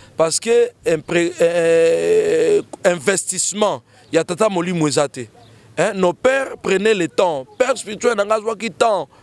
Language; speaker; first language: Lingala; native; Lingala